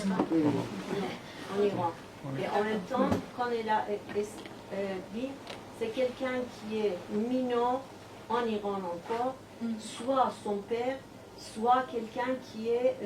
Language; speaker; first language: French; non-native, learner; Persian